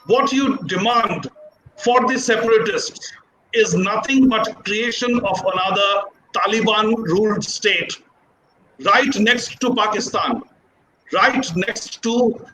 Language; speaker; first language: English; non-native, local second language; Hindi